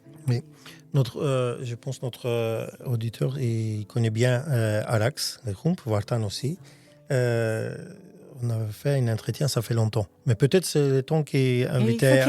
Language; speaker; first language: French; non-native, fluent; Armenian